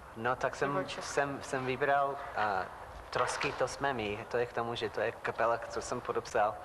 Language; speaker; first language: Czech; non-native, fluent; English